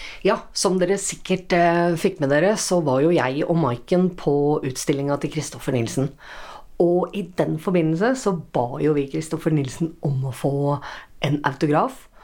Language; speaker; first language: Norwegian; native; Norwegian